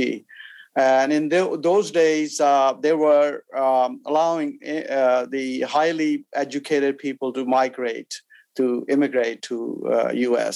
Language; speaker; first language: English; non-native, local second language; Urdu